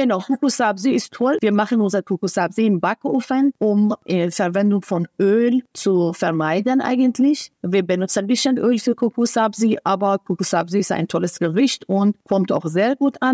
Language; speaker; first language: German; non-native, fluent; Persian